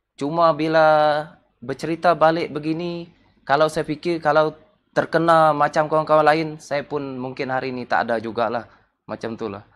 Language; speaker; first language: Malay; non-native, local second language; Iban